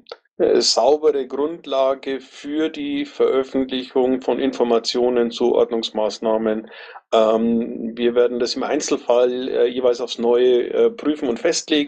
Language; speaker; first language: German; native; German